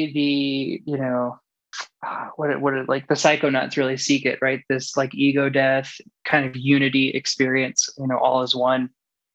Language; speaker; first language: English; native; English